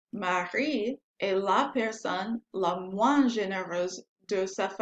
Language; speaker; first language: French; non-native, fluent; English